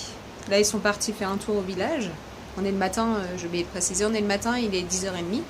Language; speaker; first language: French; native; French